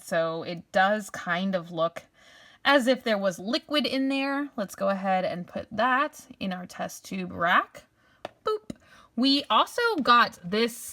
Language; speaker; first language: English; native; English